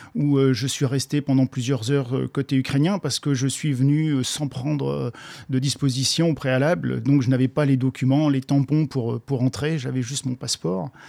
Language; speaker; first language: French; native; French